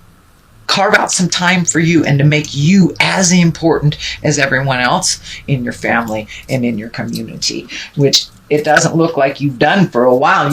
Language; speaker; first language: English; native; English